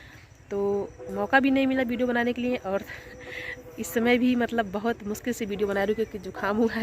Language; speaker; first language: Hindi; non-native, local second language; Bhojpuri